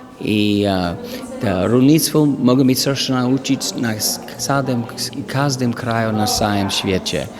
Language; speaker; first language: Polish; non-native, learner; English